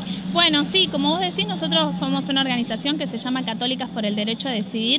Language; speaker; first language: Spanish; native; Spanish